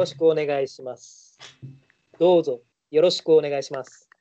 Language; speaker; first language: Japanese; non-native, learner; Spanish